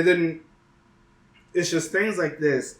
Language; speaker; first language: English; native; English